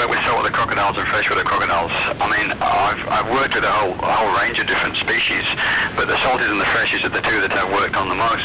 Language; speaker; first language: English; native; English